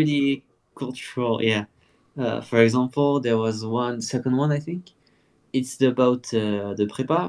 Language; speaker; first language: English; non-native, fluent; French